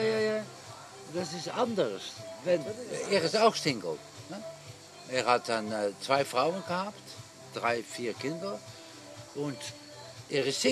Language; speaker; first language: German; non-native, learner; Dutch